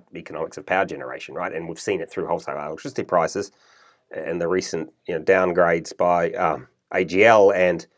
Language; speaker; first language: English; native; English